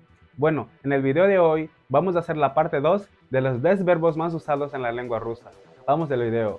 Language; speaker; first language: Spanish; non-native, fluent; Portuguese